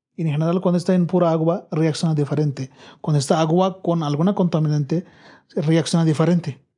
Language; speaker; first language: Spanish; non-native, learner; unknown